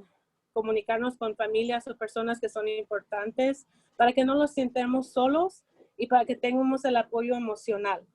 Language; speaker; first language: Spanish; early bilingual, heritage; Spanish